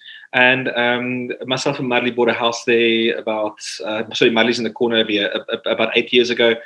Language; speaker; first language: English; non-native, local second language; Afrikaans